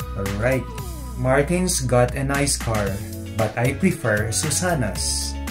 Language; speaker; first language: English; non-native, local second language; Filipino